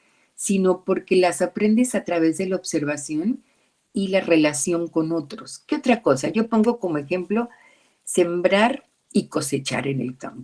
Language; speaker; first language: Spanish; native; Spanish